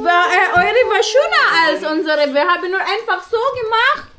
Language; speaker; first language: German; non-native, learner; Filipino